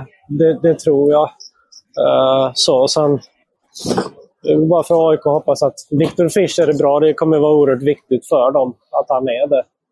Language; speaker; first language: Swedish; native; Swedish